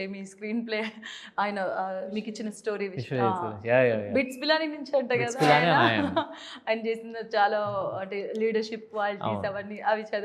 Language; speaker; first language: Telugu; native; Telugu